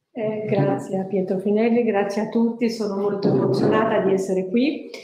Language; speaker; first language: Italian; native; Italian